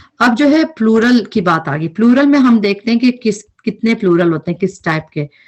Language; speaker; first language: Urdu; native; Urdu